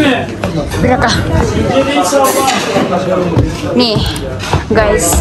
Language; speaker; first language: Turkish; non-native, learner; Indonesian